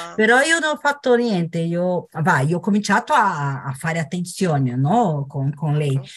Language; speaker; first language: Italian; non-native, learner; Portuguese